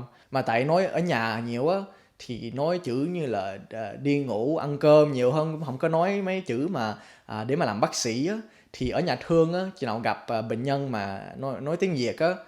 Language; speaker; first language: Vietnamese; early bilingual, heritage; Vietnamese